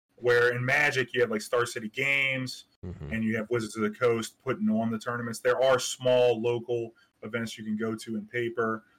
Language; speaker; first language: English; native; English